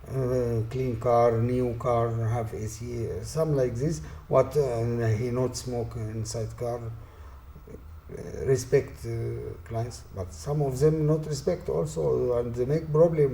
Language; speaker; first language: English; non-native, learner; Arabic